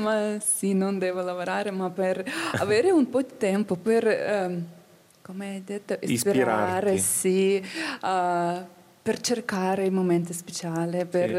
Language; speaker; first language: Italian; non-native, learner; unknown